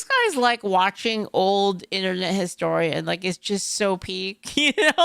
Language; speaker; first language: English; native; English